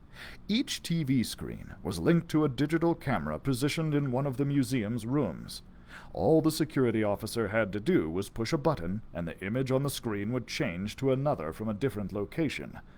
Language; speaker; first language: English; native; English